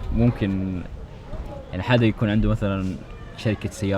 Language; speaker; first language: Arabic; native; Arabic